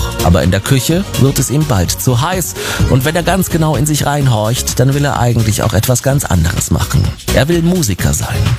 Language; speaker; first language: German; native; German